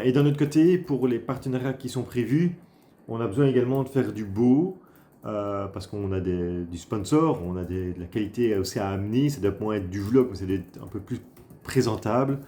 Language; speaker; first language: French; native; French